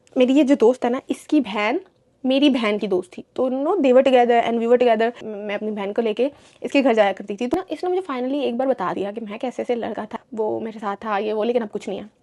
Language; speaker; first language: Urdu; native; Urdu